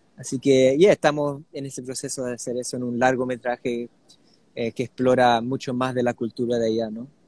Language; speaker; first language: Spanish; early bilingual, heritage; Spanish